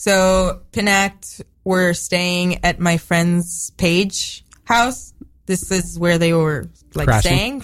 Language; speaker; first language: English; non-native, fluent; Hebrew